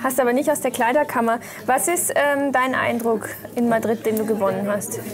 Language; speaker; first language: German; native; German